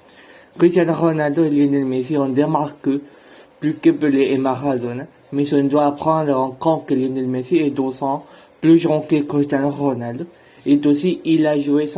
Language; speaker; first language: French; non-native, learner; Spanish